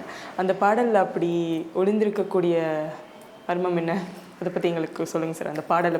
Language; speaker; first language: Tamil; native; Tamil